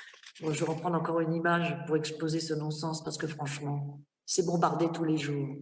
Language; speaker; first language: French; native; French